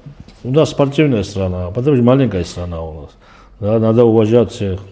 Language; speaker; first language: Russian; non-native, fluent; Georgian